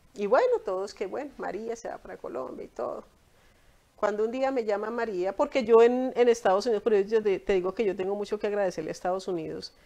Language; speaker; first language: Spanish; native; Spanish